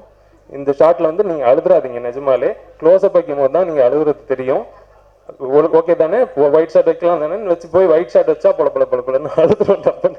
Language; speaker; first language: Tamil; native; Tamil